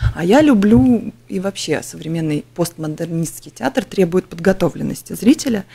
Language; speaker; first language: Russian; native; Russian